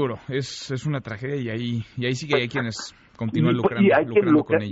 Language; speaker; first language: Spanish; native; Spanish